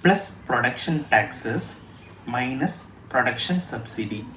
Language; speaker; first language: English; non-native, local second language; Tamil